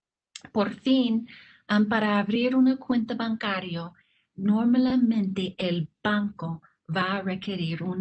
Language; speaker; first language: Spanish; non-native, fluent; English